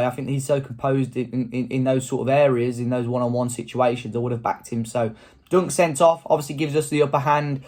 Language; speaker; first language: English; native; English